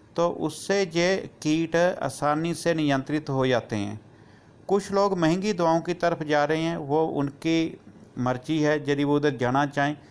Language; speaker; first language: Hindi; non-native, local second language; Punjabi